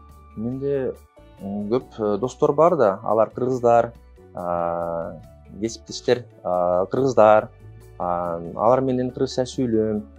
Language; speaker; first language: Kyrgyz; non-native, local second language; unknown